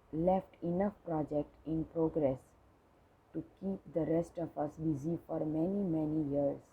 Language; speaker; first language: English; non-native, local second language; Gujarati